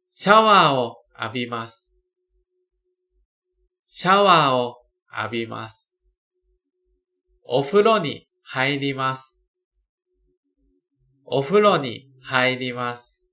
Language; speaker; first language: Japanese; non-native, fluent; Thai